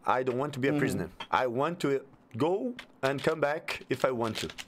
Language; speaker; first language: English; non-native, fluent; Portuguese